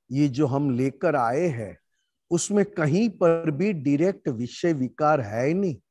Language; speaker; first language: Hindi; non-native, local second language; Gujarati